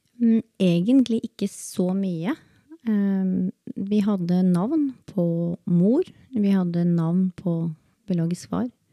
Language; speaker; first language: Norwegian; early bilingual, other home language; Spanish